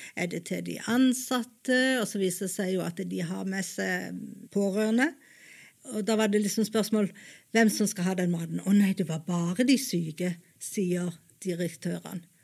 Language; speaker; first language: Norwegian; native; Norwegian